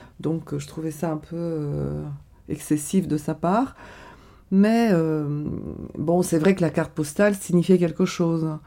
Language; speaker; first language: French; non-native, fluent; Bulgarian